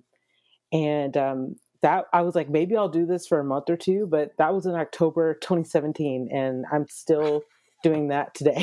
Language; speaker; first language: English; native; English